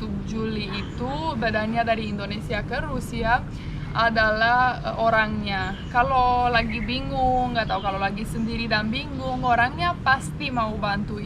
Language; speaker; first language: Indonesian; non-native, fluent; Romanian